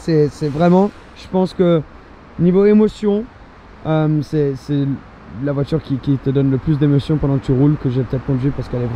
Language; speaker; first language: French; native; French